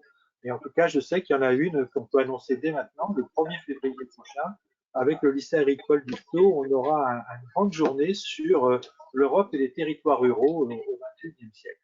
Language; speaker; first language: French; native; French